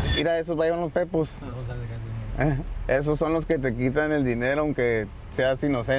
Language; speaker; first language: Spanish; native; Spanish